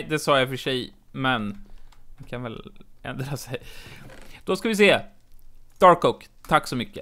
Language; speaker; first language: Swedish; native; Swedish